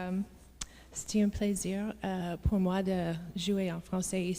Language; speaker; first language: French; non-native, local second language; English